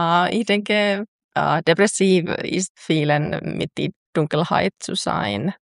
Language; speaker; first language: German; non-native, learner; Finnish